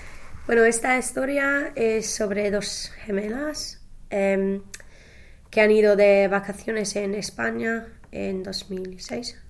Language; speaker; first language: Spanish; non-native, learner; English